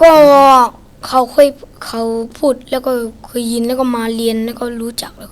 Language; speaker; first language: Thai; non-native, learner; Shan